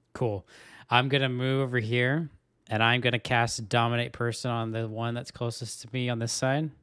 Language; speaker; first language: English; native; English